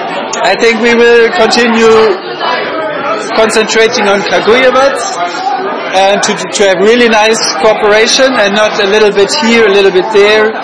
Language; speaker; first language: English; non-native, fluent; German